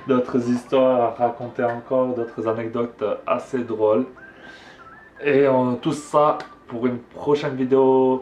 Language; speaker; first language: French; native; French